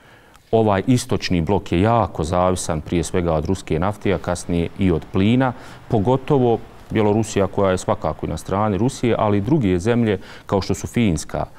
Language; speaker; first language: Serbian; native; Serbian